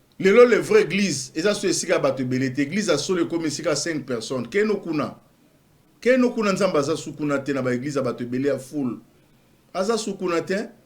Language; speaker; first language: Lingala; native; Lingala